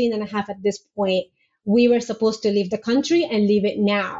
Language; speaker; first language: English; non-native, fluent; Arabic